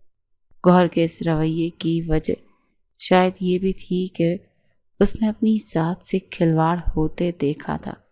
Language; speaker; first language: Urdu; native; Urdu